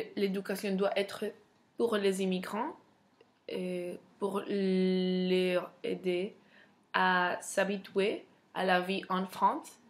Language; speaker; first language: French; non-native, fluent; Spanish